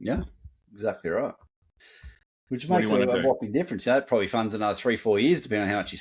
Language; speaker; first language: English; native; English